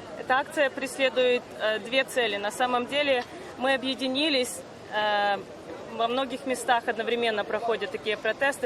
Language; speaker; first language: Russian; non-native, local second language; Ukrainian